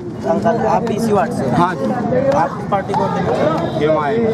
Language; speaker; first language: Hindi; native; Hindi